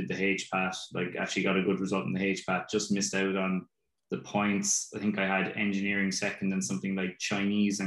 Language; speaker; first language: English; native; English